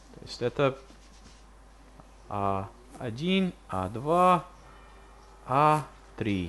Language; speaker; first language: Russian; non-native, fluent; English